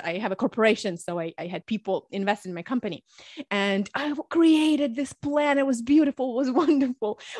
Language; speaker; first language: English; early bilingual, other home language; Russian